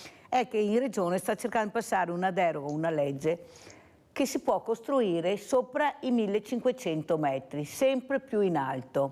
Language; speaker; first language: Italian; native; Italian